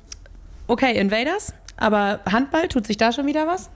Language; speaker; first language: German; native; German